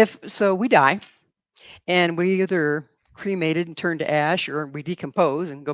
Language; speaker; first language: English; native; English